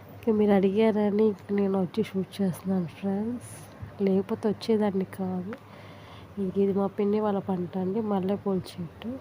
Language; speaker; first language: Telugu; non-native, local second language; Urdu